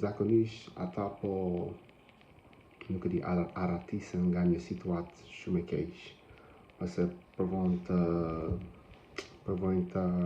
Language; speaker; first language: Albanian; non-native, learner; English